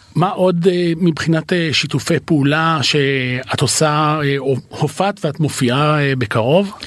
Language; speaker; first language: Hebrew; native; Hebrew